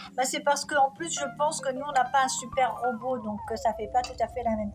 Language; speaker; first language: French; native; French